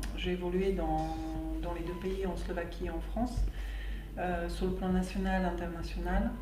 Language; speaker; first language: French; non-native, fluent; Slovak